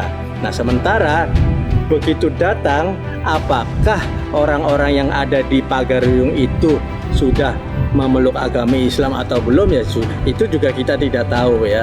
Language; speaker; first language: Indonesian; native; Indonesian